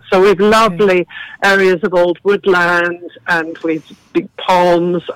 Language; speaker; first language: English; native; English